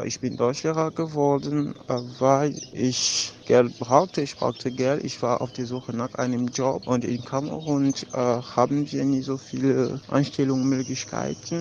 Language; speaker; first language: German; non-native, fluent; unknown